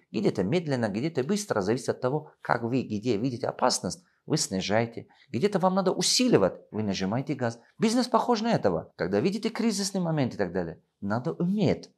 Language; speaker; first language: Russian; non-native, local second language; Tajik